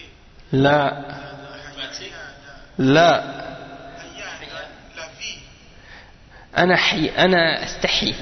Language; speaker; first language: Arabic; non-native, fluent; French